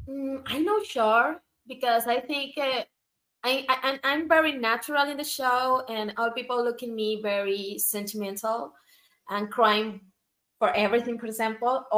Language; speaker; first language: English; non-native, learner; Spanish